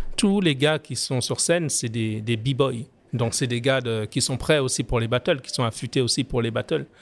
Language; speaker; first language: French; native; French